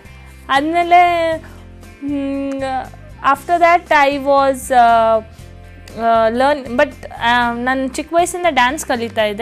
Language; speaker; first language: Kannada; non-native, local second language; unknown